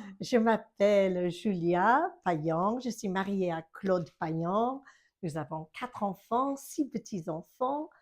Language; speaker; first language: French; non-native, fluent; English